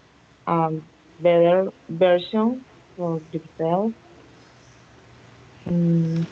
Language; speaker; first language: English; non-native, learner; Spanish